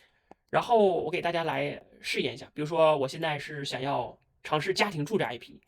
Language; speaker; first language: Chinese; native; Chinese